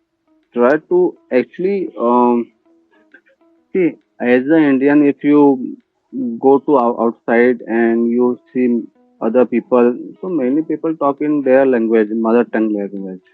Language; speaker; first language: English; non-native, learner; Hindi